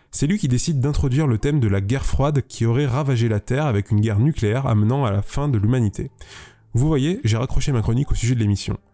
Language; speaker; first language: French; native; French